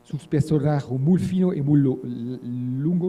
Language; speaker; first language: Spanish; non-native, learner; French